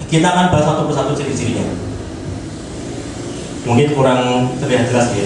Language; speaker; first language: Indonesian; native; Indonesian